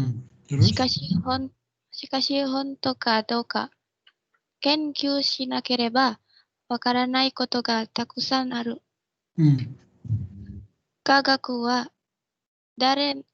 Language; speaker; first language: Japanese; non-native, learner; Indonesian